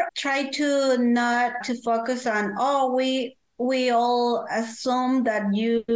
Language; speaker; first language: English; non-native, fluent; Spanish